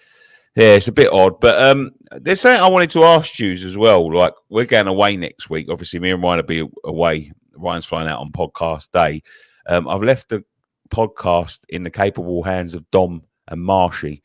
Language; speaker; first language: English; native; English